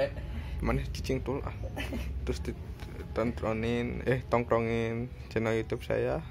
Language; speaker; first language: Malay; non-native, local second language; Sundanese